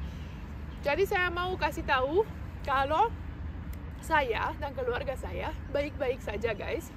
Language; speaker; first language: Indonesian; non-native, fluent; Romanian